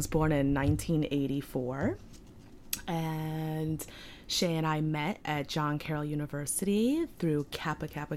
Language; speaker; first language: English; early bilingual, other home language; Polish